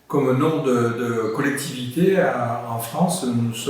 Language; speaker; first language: French; native; French